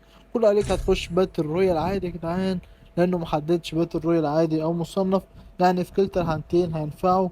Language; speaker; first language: Arabic; native; Arabic